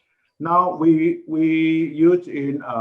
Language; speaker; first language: English; non-native, learner; Chinese